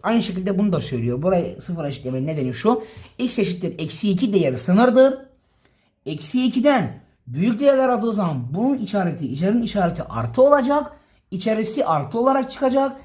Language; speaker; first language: Turkish; native; Turkish